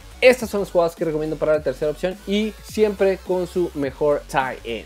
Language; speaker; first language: Spanish; native; Spanish